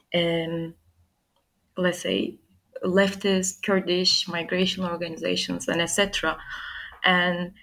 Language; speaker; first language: English; non-native, fluent; Turkish